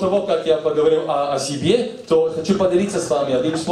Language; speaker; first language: Russian; native; Russian